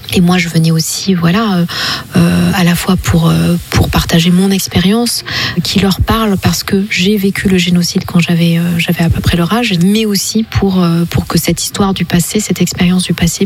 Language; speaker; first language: French; non-native, local second language; Kinyarwanda